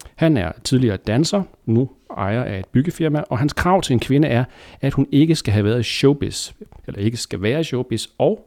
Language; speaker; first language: Danish; native; Danish